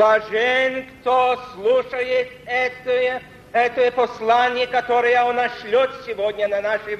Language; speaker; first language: Russian; non-native, fluent; Polish